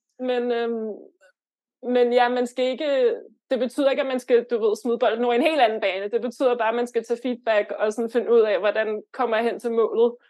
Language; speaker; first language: Danish; early bilingual, other home language; Lithuanian